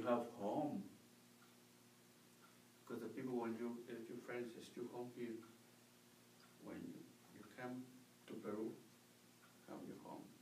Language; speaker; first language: English; non-native, learner; Spanish